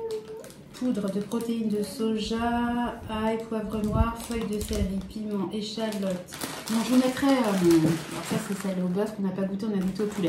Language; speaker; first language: French; native; French